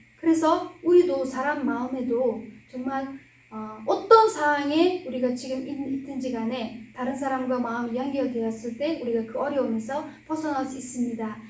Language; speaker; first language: Korean; non-native, fluent; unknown